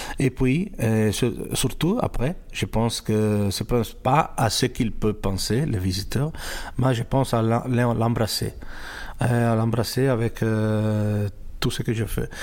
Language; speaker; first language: French; non-native, fluent; Italian